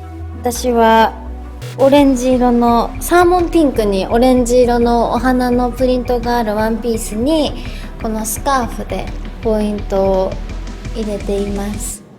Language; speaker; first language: Japanese; native; Japanese